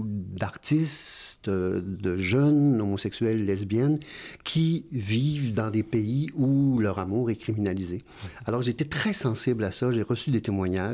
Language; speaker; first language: French; native; French